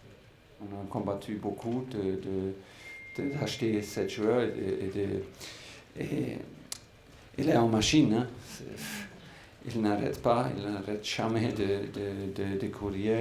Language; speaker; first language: French; non-native, fluent; German